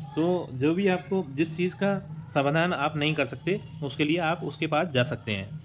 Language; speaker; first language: Hindi; native; Hindi